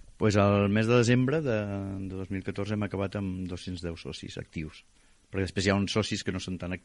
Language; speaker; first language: Catalan; native; Catalan